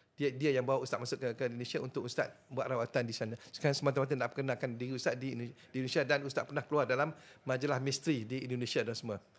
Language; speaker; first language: Malay; native; Malay